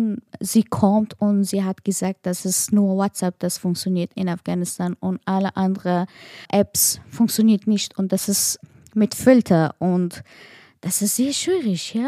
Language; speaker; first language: German; non-native, learner; Persian